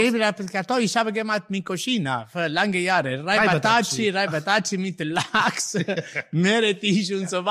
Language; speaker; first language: German; non-native, learner; Italian